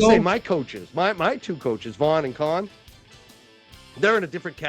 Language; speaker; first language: English; native; English